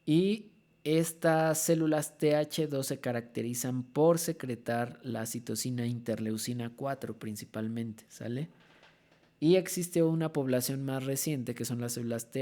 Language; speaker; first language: Spanish; native; Spanish